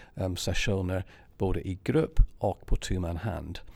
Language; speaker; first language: Swedish; non-native, fluent; English